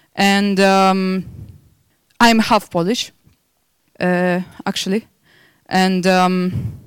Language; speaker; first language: English; non-native, fluent; Belarusian